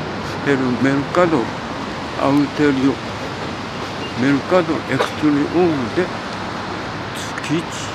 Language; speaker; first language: Spanish; non-native, learner; Japanese